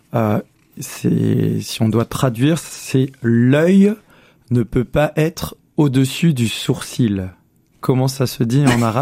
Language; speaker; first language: French; native; French